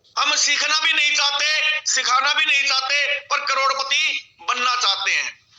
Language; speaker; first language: Hindi; native; Hindi